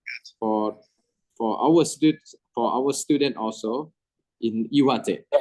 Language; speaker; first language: English; non-native, fluent; Thai